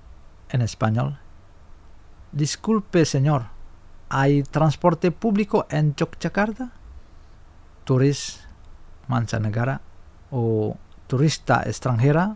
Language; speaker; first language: Spanish; non-native, fluent; Indonesian